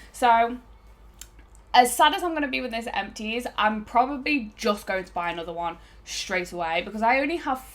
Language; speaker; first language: English; native; English